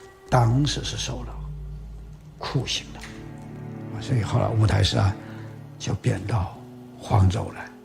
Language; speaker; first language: Chinese; native; Chinese